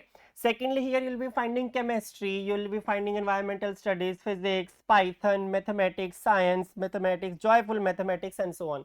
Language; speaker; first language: English; non-native, local second language; Hindi